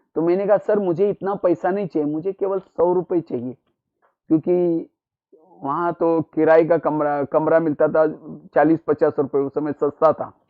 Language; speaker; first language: Hindi; non-native, local second language; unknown